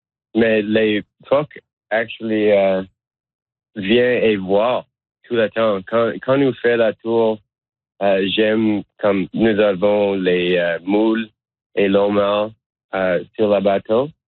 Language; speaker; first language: French; non-native, learner; English